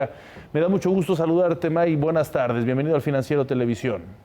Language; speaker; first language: Spanish; native; Spanish